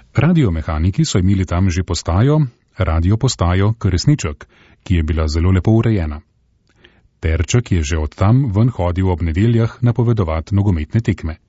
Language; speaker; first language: Slovenian; native; Slovenian